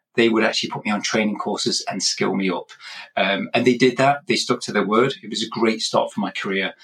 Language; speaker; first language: English; native; English